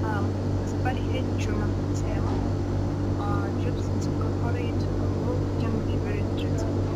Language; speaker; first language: English; non-native, learner; Russian